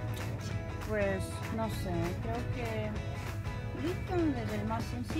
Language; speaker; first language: Spanish; non-native, fluent; Russian